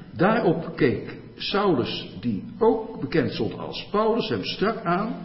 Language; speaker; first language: Dutch; native; Dutch